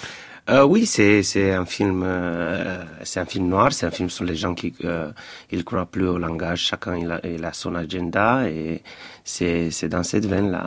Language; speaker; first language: French; non-native, fluent; Romanian